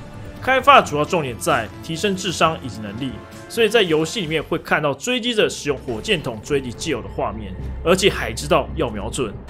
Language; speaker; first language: Chinese; native; Chinese